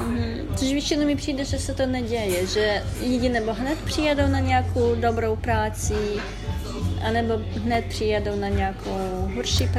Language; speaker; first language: Czech; non-native, fluent; Ukrainian